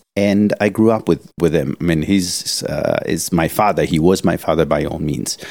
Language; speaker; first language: English; non-native, fluent; Italian